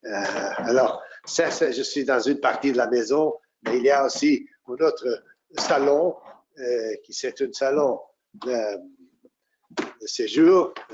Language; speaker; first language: French; non-native, fluent; Portuguese